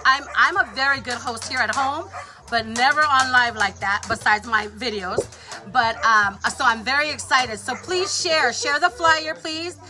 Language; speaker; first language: English; early bilingual, other home language; Spanish